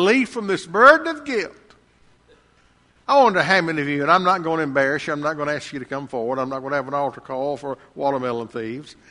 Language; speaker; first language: English; native; English